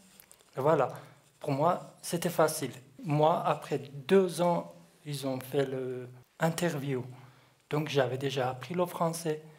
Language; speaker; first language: French; non-native, learner; Kurdish